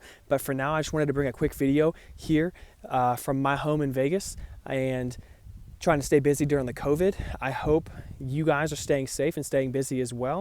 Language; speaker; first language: English; native; English